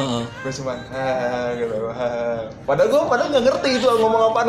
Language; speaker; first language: Indonesian; native; Indonesian